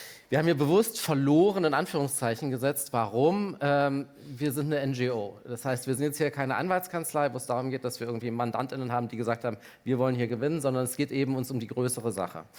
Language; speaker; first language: German; native; German